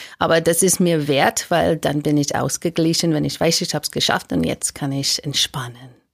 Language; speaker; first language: German; non-native, fluent; English